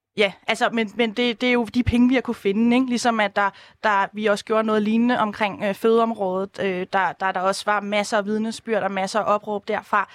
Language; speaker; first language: Danish; native; Danish